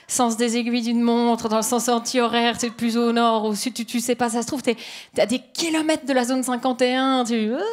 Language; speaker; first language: French; native; French